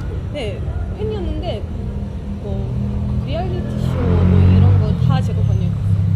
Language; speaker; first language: Korean; non-native, learner; Persian